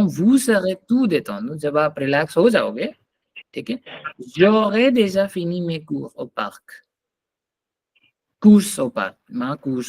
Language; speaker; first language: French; non-native, fluent; Hindi